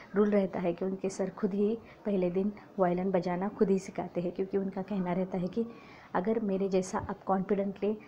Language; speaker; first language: Hindi; non-native, local second language; Marathi